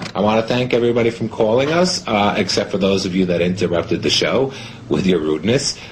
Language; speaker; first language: English; native; English